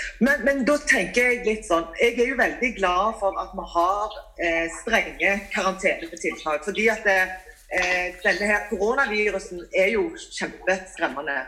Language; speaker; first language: Norwegian; native; Norwegian